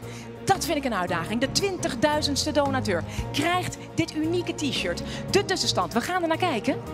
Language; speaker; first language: Dutch; native; Dutch